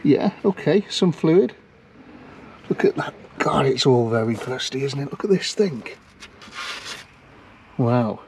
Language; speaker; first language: English; native; English